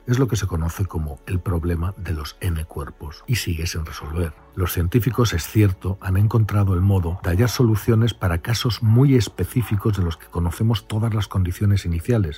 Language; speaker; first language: Spanish; native; Spanish